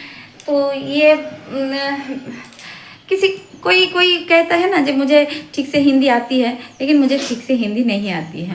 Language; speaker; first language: Hindi; non-native, local second language; Bangla